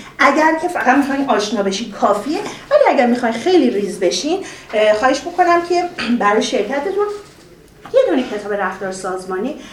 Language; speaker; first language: Persian; native; Persian